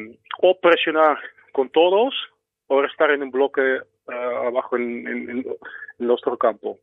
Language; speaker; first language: Spanish; non-native, fluent; Dutch